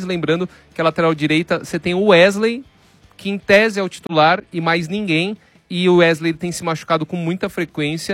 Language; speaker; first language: Portuguese; native; Portuguese